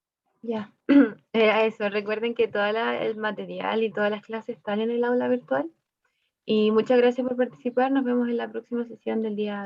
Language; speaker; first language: Spanish; native; Spanish